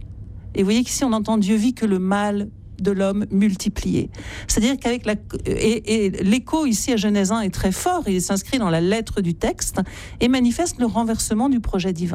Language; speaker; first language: French; native; French